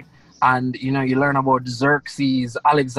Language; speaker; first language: English; non-native, local second language; Krio